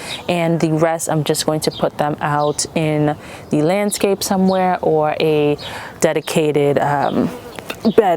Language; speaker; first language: English; native; English